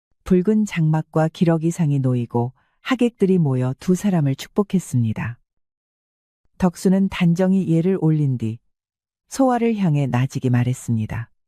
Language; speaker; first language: Korean; native; Korean